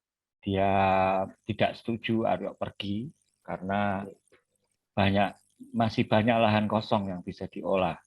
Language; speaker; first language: Indonesian; native; Indonesian